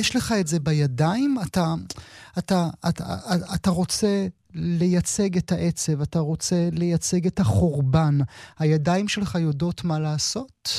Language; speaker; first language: Hebrew; native; Hebrew